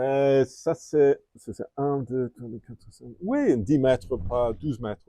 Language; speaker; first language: French; non-native, fluent; English